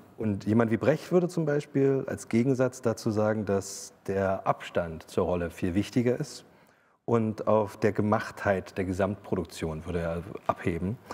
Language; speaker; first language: German; native; German